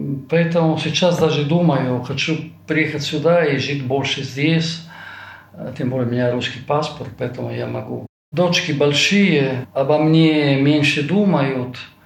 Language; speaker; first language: Russian; non-native, fluent; Italian